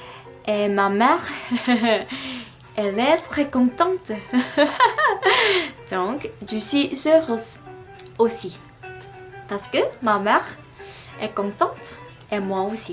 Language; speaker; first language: French; non-native, learner; Korean